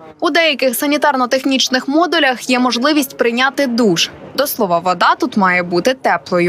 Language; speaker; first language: Ukrainian; native; Ukrainian